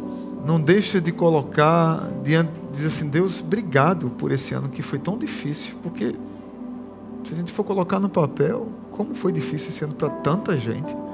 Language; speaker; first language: Portuguese; native; Portuguese